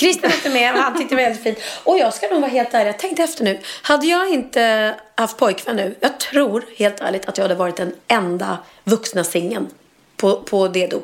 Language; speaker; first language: Swedish; native; Swedish